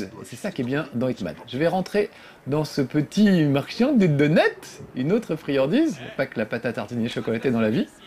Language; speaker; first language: French; native; French